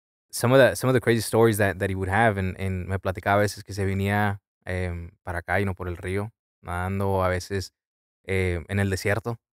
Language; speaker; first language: Spanish; early bilingual, heritage; Spanish